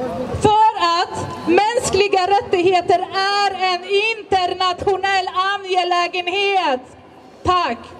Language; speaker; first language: Swedish; non-native, fluent; Persian